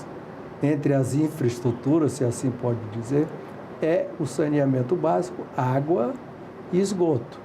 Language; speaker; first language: Portuguese; native; Portuguese